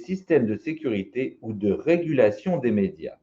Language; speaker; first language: French; native; French